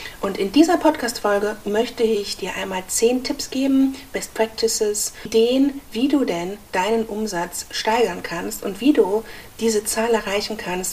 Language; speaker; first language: German; native; German